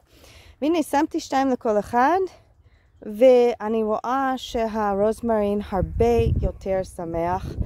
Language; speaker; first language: Hebrew; non-native, fluent; English